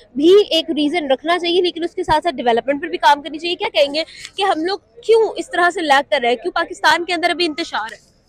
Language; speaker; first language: Urdu; native; Urdu